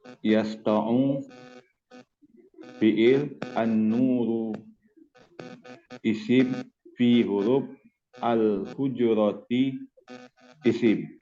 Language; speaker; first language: Arabic; non-native, learner; Indonesian